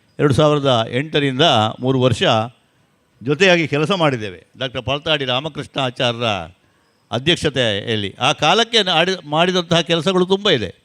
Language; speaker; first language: Kannada; non-native, local second language; Tulu